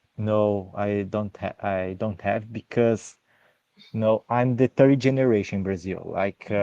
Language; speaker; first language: English; non-native, learner; Portuguese